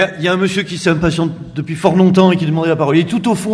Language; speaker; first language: French; native; French